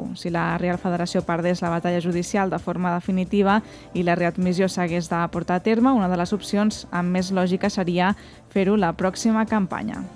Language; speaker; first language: Catalan; native; Catalan